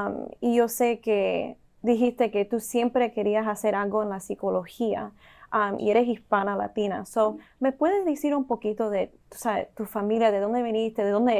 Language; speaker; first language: Spanish; early bilingual, heritage; Spanish